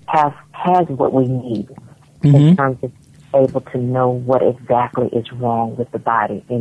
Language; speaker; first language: English; native; English